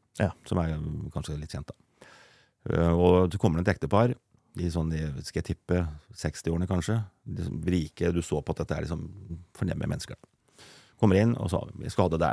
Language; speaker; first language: Norwegian; native; Norwegian